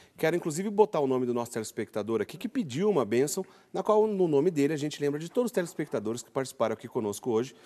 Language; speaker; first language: Portuguese; native; Portuguese